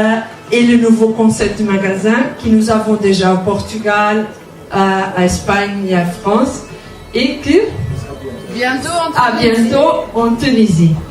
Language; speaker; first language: French; non-native, learner; Portuguese